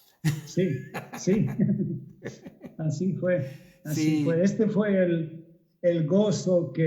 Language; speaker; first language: Spanish; non-native, fluent; English